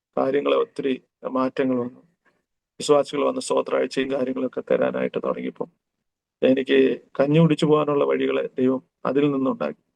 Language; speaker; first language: Malayalam; early bilingual, heritage; Malayalam